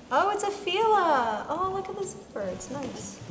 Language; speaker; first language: English; native; English